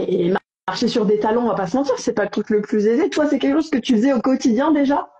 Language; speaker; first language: French; native; French